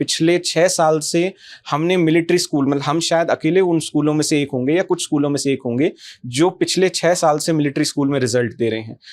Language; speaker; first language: Hindi; native; Hindi